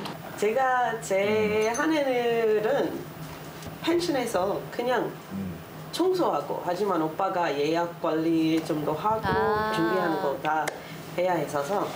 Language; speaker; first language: Korean; non-native, learner; English